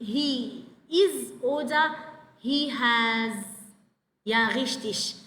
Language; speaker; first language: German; non-native, fluent; Arabic